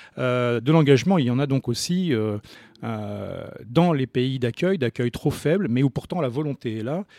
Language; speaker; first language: French; native; French